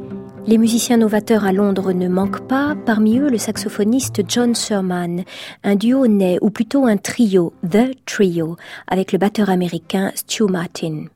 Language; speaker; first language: French; native; French